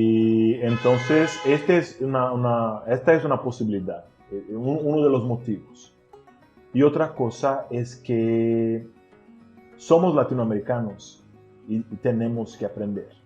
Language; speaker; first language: Spanish; non-native, fluent; Portuguese